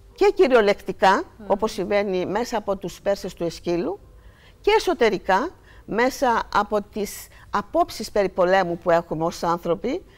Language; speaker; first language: Greek; native; Greek